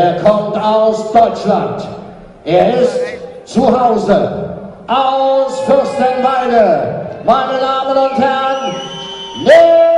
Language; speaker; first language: German; native; German